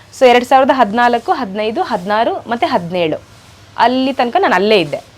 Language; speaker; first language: Kannada; non-native, local second language; Urdu